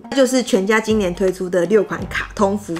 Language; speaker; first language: Chinese; native; Chinese